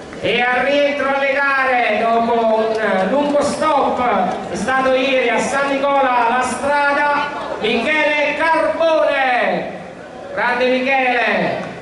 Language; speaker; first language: Italian; native; Italian